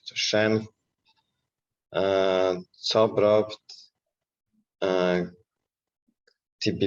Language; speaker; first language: Georgian; non-native, learner; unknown